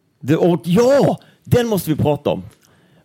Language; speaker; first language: Swedish; native; Swedish